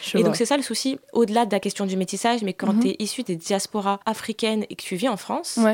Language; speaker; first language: French; native; French